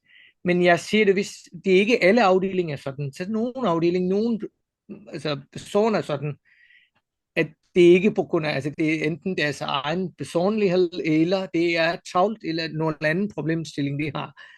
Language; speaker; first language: Danish; non-native, fluent; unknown